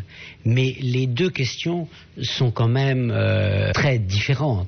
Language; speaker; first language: French; native; French